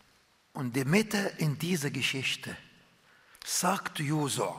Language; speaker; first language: German; non-native, fluent; Arabic